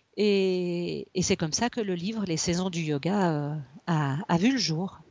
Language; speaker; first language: French; native; French